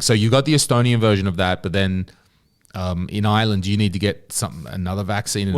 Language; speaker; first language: English; native; English